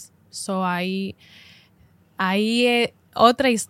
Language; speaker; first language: Spanish; early bilingual, heritage; Spanish